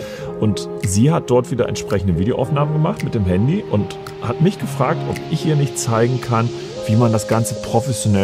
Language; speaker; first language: German; native; German